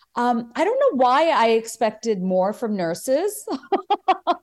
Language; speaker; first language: English; non-native, local second language; Bangla